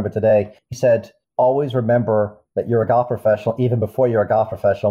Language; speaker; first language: English; native; English